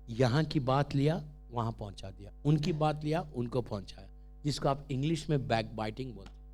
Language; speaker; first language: Urdu; native; Urdu